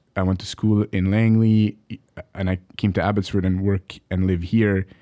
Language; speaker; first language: English; early bilingual, other home language; Arabic